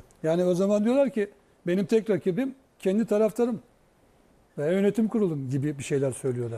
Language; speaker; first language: Turkish; native; Turkish